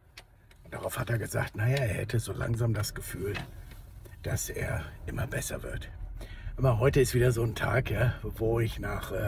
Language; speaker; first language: German; native; German